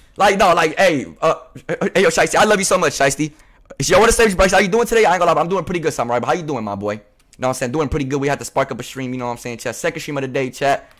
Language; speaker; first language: English; native; English